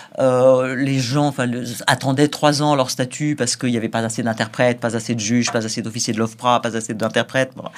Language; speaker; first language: French; native; French